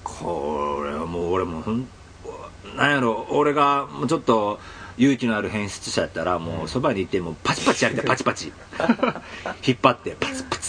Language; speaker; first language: Japanese; native; Japanese